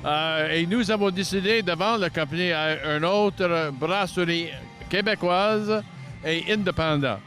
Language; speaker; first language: French; non-native, local second language; English